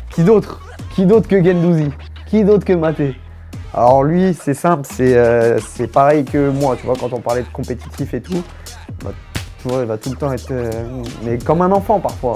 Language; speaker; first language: French; native; French